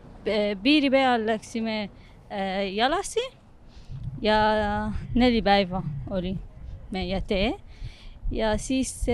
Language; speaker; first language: Estonian; non-native, learner; Arabic